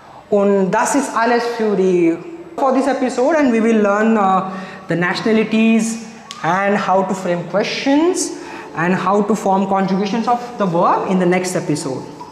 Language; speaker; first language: English; non-native, local second language; Marathi